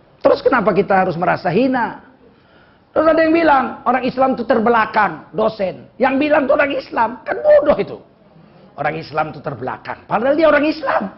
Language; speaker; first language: Indonesian; native; Indonesian